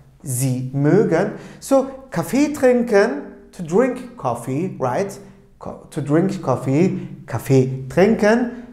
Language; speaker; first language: German; non-native, fluent; Turkish